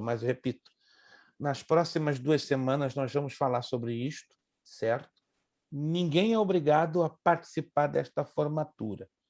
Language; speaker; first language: Portuguese; native; Portuguese